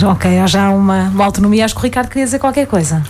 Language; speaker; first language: Portuguese; native; Portuguese